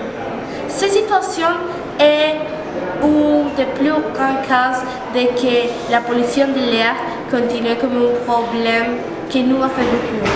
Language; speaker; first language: French; non-native, learner; Spanish